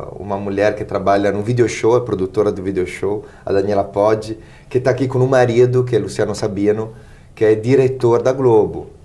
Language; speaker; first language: Portuguese; non-native, fluent; Italian